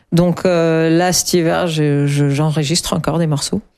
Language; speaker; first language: French; non-native, fluent; German